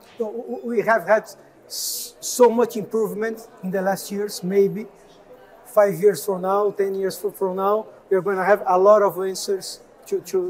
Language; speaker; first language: English; non-native, fluent; Portuguese